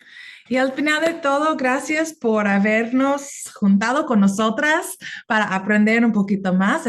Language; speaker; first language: Spanish; non-native, fluent; English